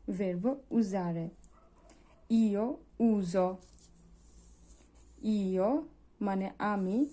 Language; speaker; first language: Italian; non-native, fluent; Bangla